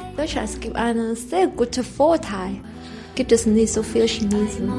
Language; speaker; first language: German; non-native, learner; Chinese